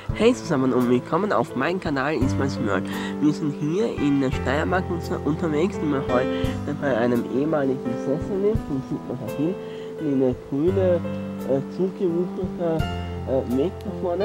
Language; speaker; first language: German; non-native, local second language; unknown